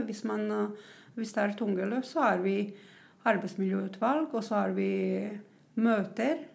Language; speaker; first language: Norwegian; non-native, fluent; Croatian